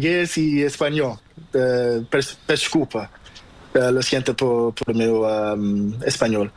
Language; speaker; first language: Spanish; non-native, learner; Portuguese